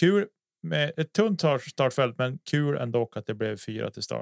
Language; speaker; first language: Swedish; native; Swedish